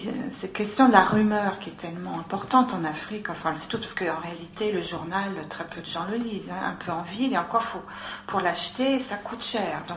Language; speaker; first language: French; native; French